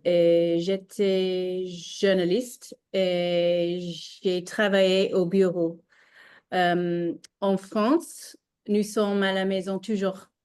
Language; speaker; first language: French; non-native, learner; English